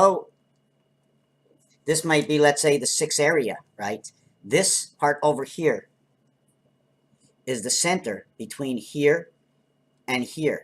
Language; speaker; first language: English; native; English